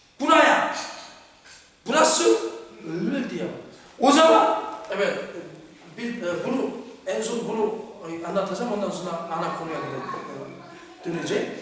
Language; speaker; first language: Turkish; non-native, fluent; Korean